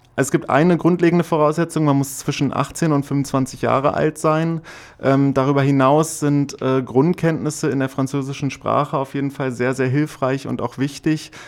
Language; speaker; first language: German; native; German